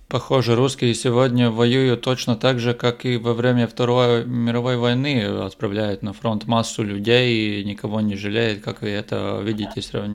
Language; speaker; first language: Russian; non-native, local second language; Latvian